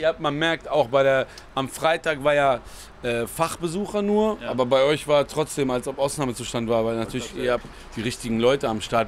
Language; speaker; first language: German; early bilingual, other home language; Persian